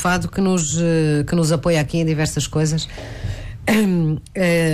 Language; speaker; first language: Portuguese; native; Portuguese